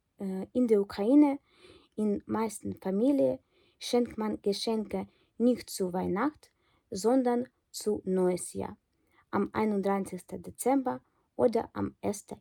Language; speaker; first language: German; non-native, fluent; Ukrainian